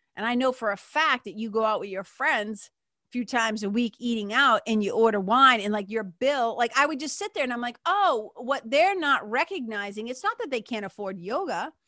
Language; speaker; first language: English; native; English